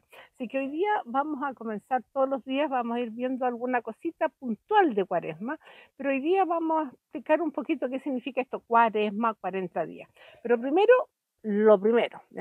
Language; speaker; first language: Spanish; native; Spanish